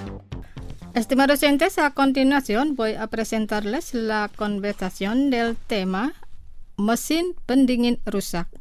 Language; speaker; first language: Spanish; non-native, fluent; Indonesian